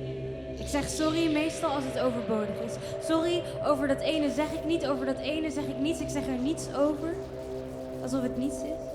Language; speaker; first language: Dutch; early bilingual, other home language; Kinyarwanda